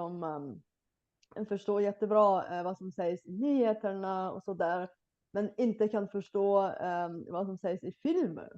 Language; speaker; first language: Swedish; non-native, fluent; Bulgarian